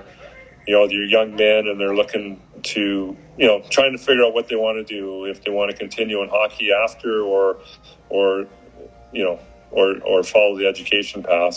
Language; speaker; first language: English; native; English